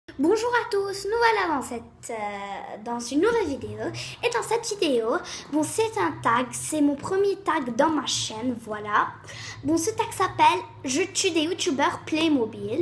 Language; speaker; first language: French; native; French